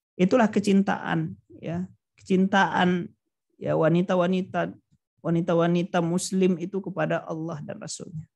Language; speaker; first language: Indonesian; non-native, local second language; Minangkabau